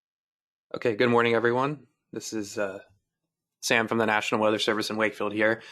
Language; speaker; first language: English; native; English